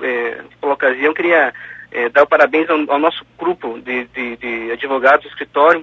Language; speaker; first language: Portuguese; native; Portuguese